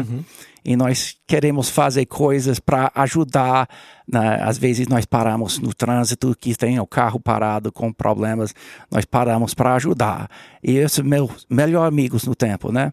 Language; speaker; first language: Portuguese; non-native, learner; English